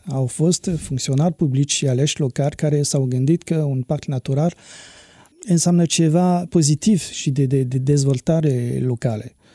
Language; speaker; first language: Romanian; non-native, fluent; French